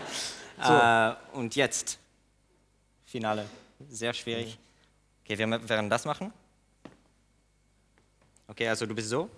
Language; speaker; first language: German; non-native, local second language; French